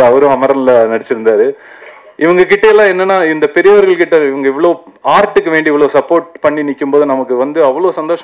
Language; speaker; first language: Tamil; native; Tamil